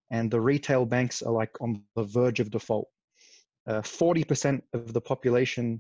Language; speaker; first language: English; non-native, fluent; Arabic